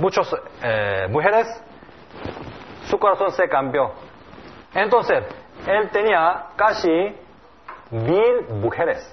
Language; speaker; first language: Spanish; non-native, learner; Korean